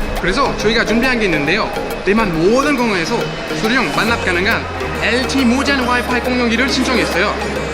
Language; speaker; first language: Korean; native; Korean